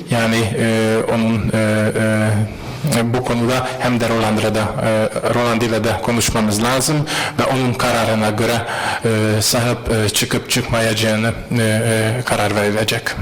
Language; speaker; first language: Turkish; non-native, fluent; Hungarian